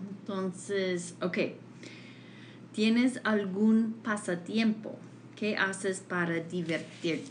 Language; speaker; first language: Spanish; non-native, fluent; English